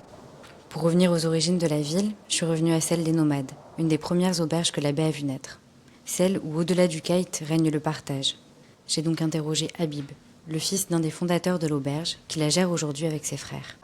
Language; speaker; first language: French; native; French